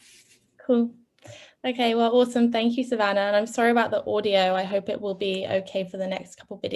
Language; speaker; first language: English; native; English